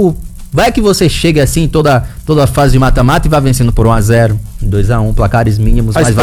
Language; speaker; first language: Portuguese; native; Portuguese